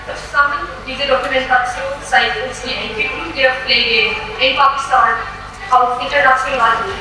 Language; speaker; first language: German; non-native, learner; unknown